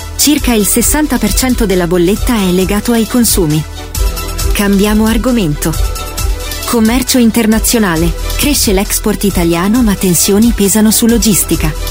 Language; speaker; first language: Italian; native; Italian